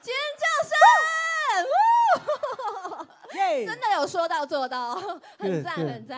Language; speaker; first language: Chinese; native; Chinese